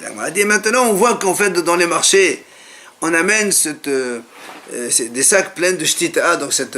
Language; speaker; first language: French; native; French